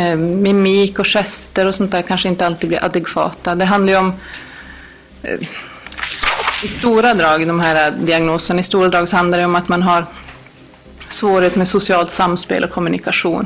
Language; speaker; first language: Swedish; native; Swedish